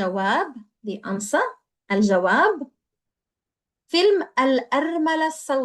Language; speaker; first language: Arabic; non-native, fluent; English